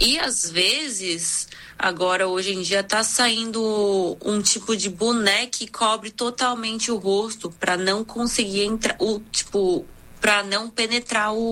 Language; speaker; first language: Portuguese; early bilingual, other home language; Korean